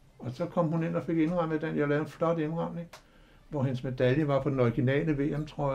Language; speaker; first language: Danish; native; Danish